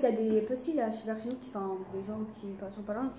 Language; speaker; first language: French; native; French